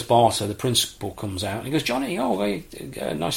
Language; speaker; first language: English; native; English